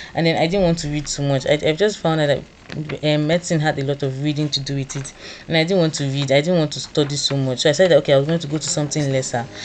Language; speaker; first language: English; non-native, local second language; Yoruba